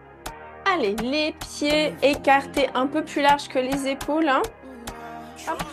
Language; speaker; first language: French; native; French